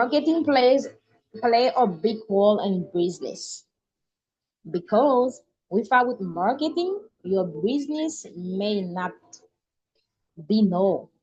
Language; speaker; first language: English; non-native, learner; French